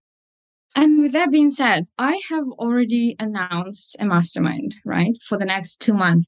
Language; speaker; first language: English; non-native, fluent; Russian